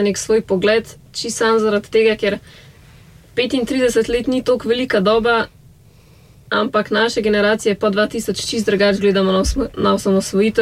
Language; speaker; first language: Slovenian; native; Slovenian